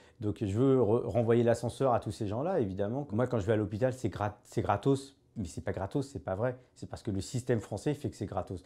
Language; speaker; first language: French; early bilingual, other home language; Morisyen